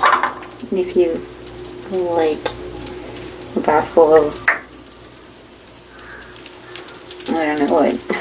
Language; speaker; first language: English; native; English